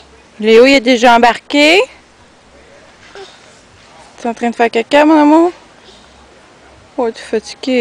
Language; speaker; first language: French; native; French